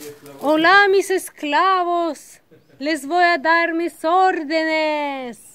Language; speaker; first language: Spanish; non-native, learner; Russian